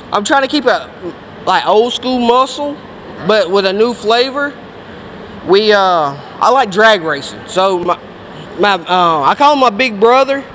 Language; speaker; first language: English; native; English